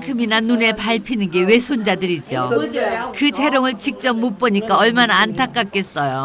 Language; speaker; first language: Korean; native; Korean